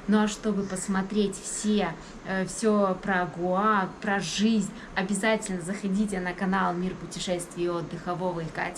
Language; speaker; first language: Russian; native; Russian